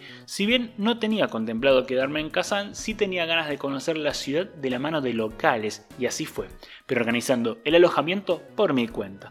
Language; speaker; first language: Spanish; native; Spanish